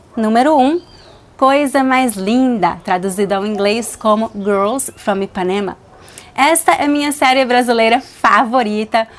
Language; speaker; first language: Portuguese; native; Portuguese